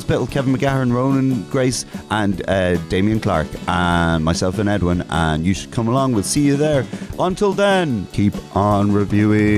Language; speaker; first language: English; native; English